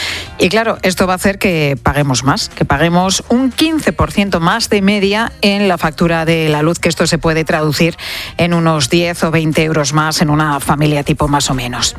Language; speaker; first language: Spanish; native; Spanish